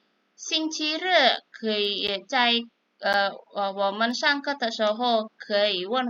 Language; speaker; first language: Chinese; non-native, fluent; Indonesian